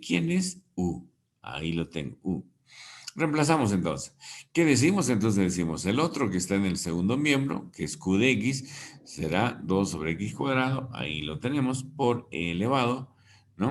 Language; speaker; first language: Spanish; native; Spanish